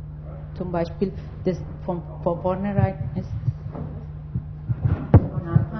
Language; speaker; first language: German; non-native, fluent; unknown